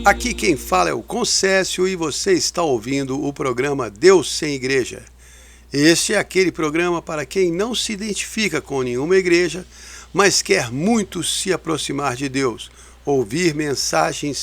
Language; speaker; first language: Portuguese; native; Portuguese